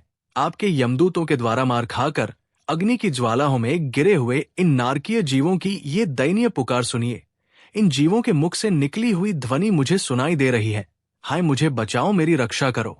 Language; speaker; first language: Hindi; native; Hindi